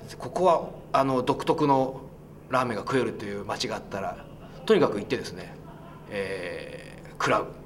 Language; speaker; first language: Japanese; native; Japanese